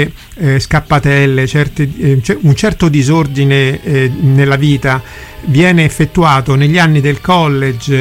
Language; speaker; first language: Italian; native; Italian